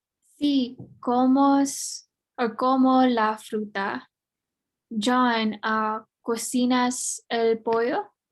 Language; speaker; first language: Spanish; non-native, learner; English